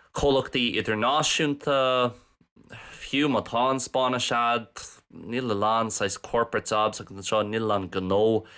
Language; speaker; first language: Irish; non-native, local second language; English